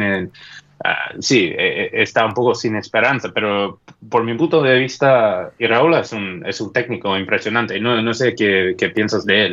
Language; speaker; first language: Spanish; non-native, fluent; English